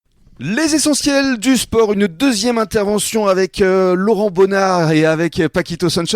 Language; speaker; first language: French; native; French